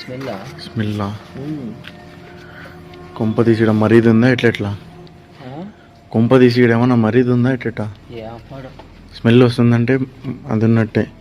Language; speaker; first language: Telugu; native; Telugu